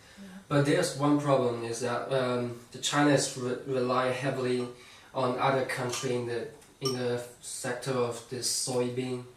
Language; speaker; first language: English; non-native, fluent; Chinese